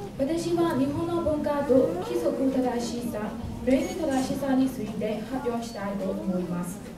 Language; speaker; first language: Japanese; non-native, learner; Burmese